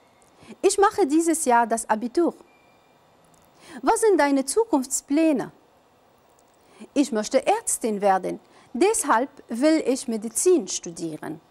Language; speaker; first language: German; non-native, fluent; Arabic